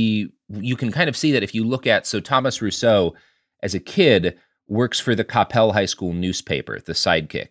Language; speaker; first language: English; native; English